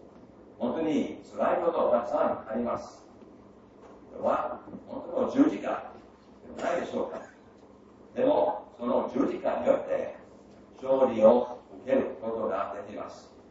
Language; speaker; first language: Japanese; non-native, fluent; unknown